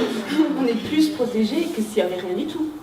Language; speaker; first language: French; native; French